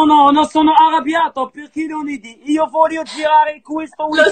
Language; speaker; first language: Italian; non-native, learner; Arabic